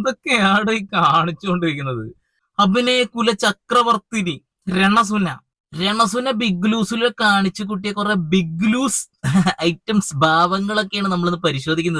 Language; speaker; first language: Malayalam; native; Malayalam